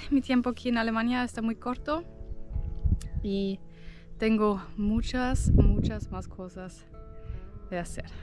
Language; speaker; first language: Spanish; non-native, fluent; German